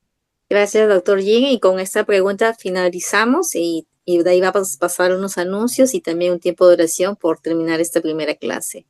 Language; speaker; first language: Spanish; native; Spanish